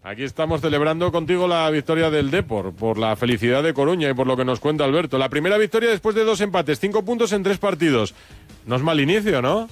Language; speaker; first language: Spanish; native; Spanish